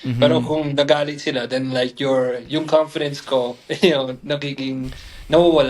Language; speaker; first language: Filipino; non-native, fluent; English